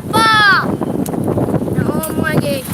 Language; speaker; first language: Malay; non-native, local second language; Minangkabau